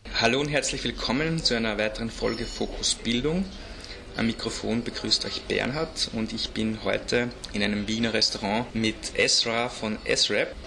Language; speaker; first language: German; native; German